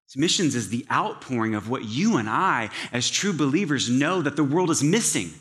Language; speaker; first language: English; native; English